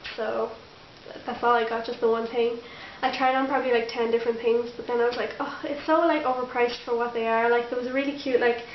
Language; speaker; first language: English; native; English